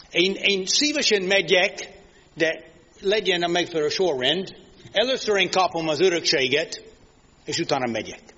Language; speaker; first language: Hungarian; non-native, fluent; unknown